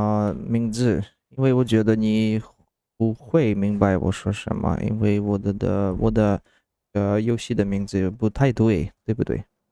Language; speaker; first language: Chinese; non-native, learner; Russian